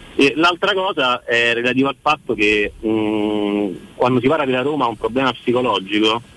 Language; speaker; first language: Italian; native; Italian